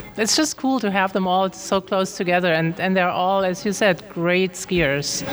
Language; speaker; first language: English; non-native, fluent; German